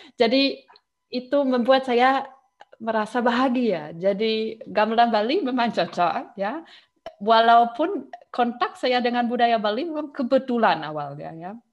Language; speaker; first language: Indonesian; non-native, fluent; German